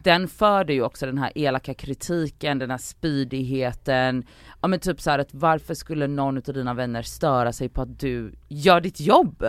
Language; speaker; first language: Swedish; native; Swedish